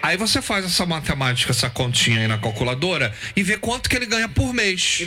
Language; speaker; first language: Portuguese; native; Portuguese